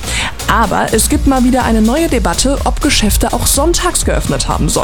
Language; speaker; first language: German; native; German